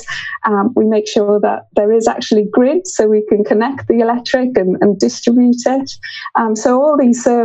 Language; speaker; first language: English; native; English